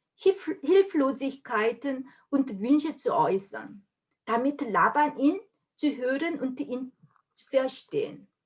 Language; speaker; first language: German; non-native, fluent; Korean